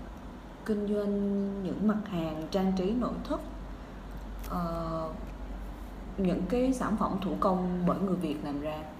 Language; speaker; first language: Vietnamese; native; Vietnamese